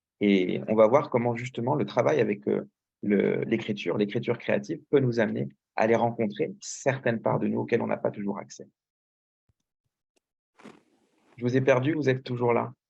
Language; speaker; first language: French; native; French